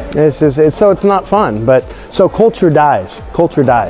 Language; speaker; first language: English; native; English